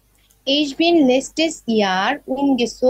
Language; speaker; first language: German; non-native, learner; Bangla